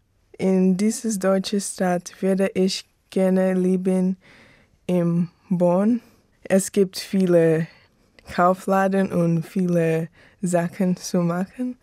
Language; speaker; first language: German; non-native, learner; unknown